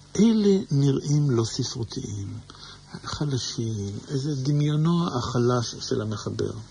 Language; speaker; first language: Hebrew; native; Hebrew